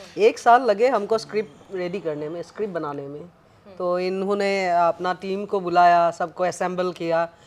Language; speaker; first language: Hindi; non-native, local second language; Assamese